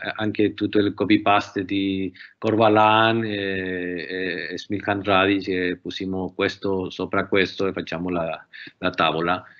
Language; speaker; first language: Italian; non-native, learner; Spanish